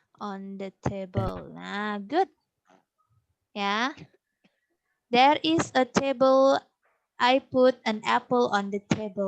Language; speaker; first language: English; non-native, fluent; Indonesian